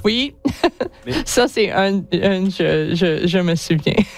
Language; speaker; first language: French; non-native, learner; English